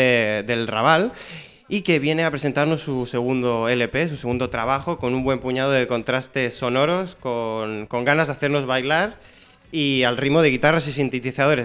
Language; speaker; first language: Spanish; native; Spanish